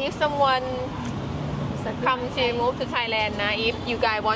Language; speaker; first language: English; non-native, learner; Thai